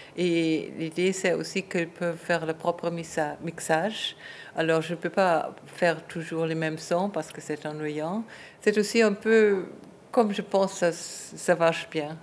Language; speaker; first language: French; non-native, fluent; German